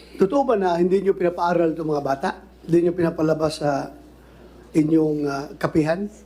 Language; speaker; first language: Filipino; non-native, local second language; Cebuano